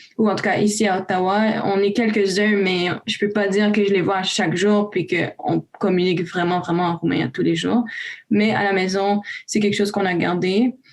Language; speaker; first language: French; early bilingual, other home language; Romanian